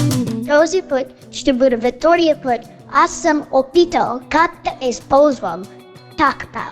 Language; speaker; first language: Bulgarian; non-native, learner; Chinese